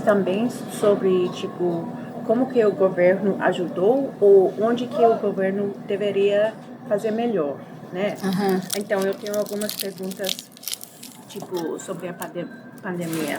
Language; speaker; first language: Portuguese; early bilingual, heritage; Portuguese